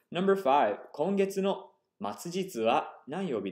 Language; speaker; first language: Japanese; non-native, fluent; English